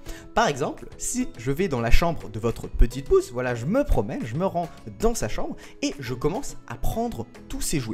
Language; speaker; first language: French; native; French